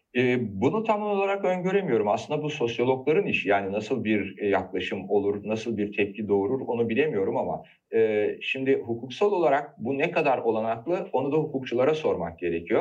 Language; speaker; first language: Turkish; native; Turkish